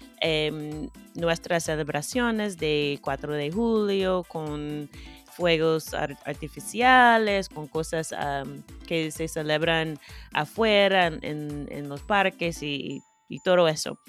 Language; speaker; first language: Spanish; non-native, fluent; English